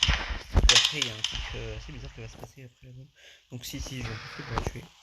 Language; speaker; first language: French; native; French